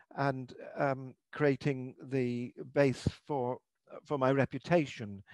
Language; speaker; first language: English; native; English